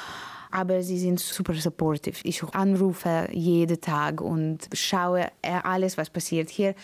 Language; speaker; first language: German; non-native, fluent; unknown